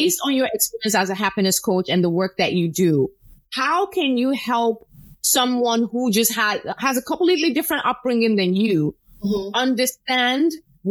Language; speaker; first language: English; non-native, local second language; Yoruba